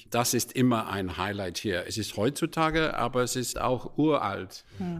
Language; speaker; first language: German; non-native, fluent; English